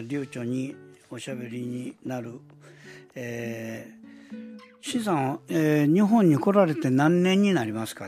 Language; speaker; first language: Japanese; native; Japanese